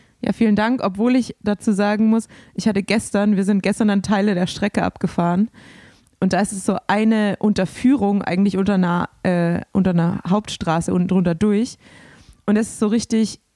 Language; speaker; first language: German; native; German